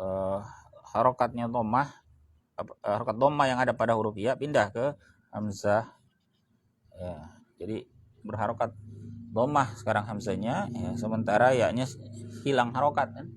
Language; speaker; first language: Indonesian; native; Indonesian